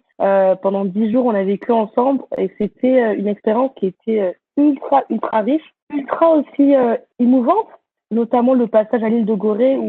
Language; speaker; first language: French; native; French